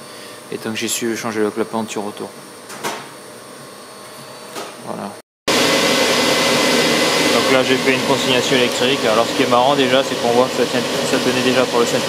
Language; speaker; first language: French; native; French